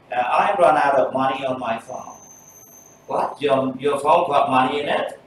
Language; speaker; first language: English; non-native, fluent; Vietnamese